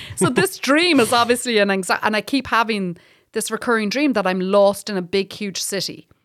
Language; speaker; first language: English; native; English